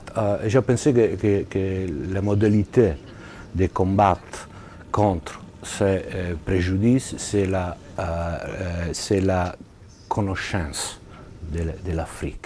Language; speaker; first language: French; non-native, learner; Italian